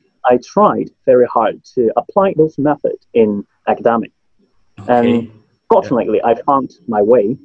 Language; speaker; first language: English; non-native, local second language; Cantonese